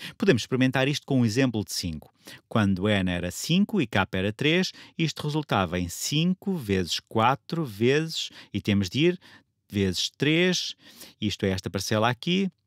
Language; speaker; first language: Portuguese; native; Portuguese